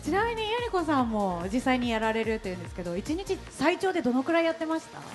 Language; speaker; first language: Japanese; native; Japanese